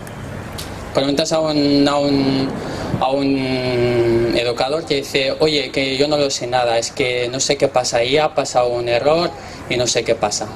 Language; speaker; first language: Spanish; non-native, learner; Arabic